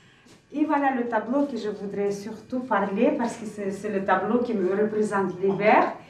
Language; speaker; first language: French; non-native, fluent; Russian